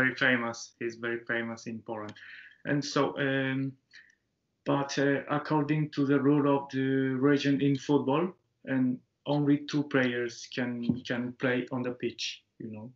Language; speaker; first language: English; non-native, learner; Japanese